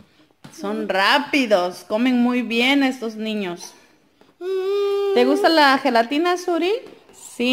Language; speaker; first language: Spanish; native; Spanish